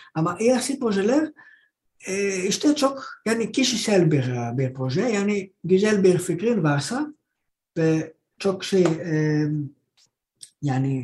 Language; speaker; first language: Turkish; non-native, learner; Greek